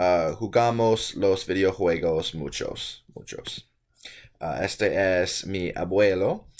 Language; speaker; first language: Spanish; non-native, learner; English